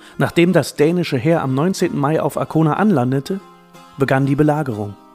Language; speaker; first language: German; native; German